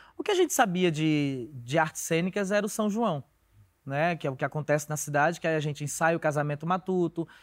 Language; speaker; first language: Portuguese; native; Portuguese